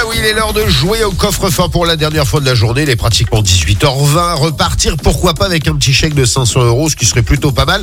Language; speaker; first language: French; native; French